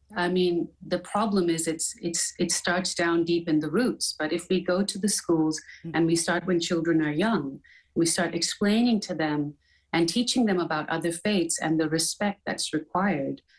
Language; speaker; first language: English; native; English